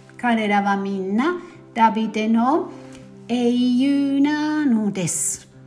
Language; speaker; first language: Japanese; non-native, fluent; German